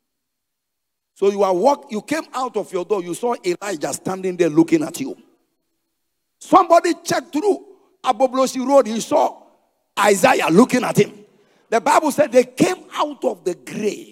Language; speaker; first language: English; non-native, local second language; Akan